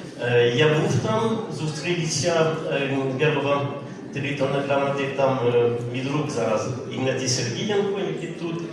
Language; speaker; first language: Ukrainian; non-native, learner; French